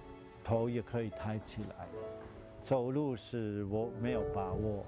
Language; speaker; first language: Chinese; non-native, fluent; German